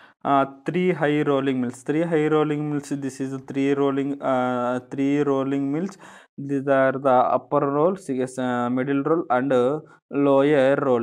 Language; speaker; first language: English; non-native, local second language; Telugu